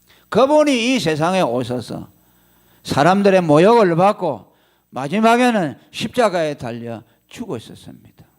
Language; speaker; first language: Korean; native; Korean